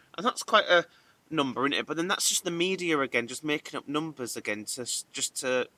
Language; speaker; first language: English; native; English